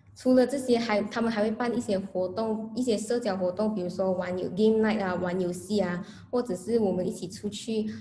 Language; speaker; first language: Chinese; native; Chinese